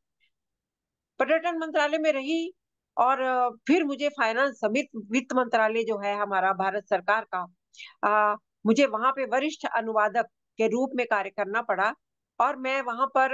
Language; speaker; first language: Hindi; native; Hindi